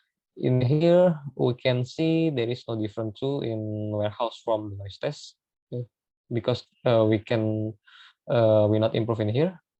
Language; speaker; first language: English; non-native, learner; Indonesian